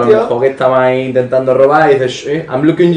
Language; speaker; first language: Spanish; native; Spanish